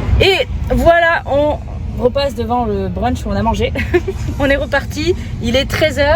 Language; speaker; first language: French; native; French